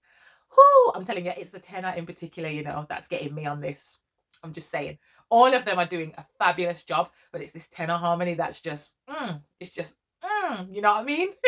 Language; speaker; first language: English; native; English